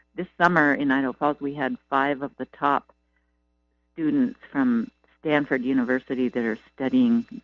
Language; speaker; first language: English; native; English